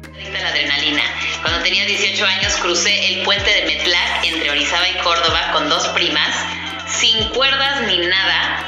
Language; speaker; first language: Spanish; early bilingual, other home language; English